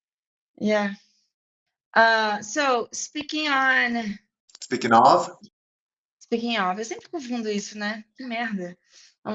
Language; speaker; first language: Portuguese; non-native, fluent; English